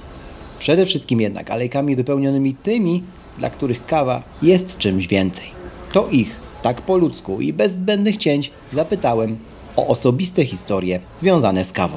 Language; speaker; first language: Polish; native; Polish